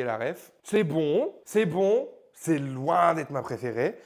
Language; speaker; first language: French; native; French